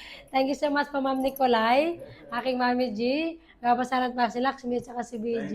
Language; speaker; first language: Filipino; native; Filipino